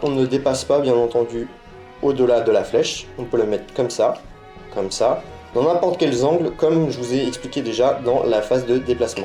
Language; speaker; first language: French; native; French